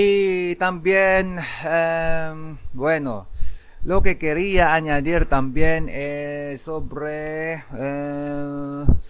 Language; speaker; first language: Spanish; non-native, learner; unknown